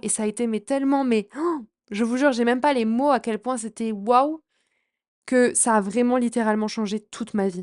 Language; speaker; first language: French; native; French